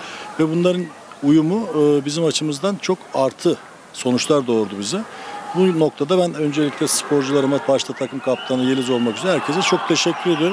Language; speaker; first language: Turkish; native; Turkish